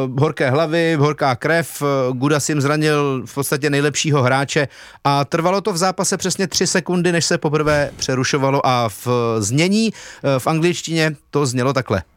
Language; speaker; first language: Czech; native; Czech